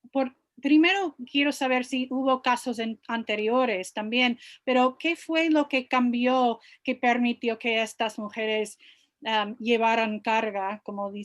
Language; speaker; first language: Spanish; non-native, fluent; English